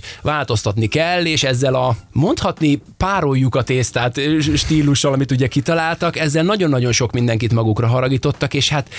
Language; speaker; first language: Hungarian; native; Hungarian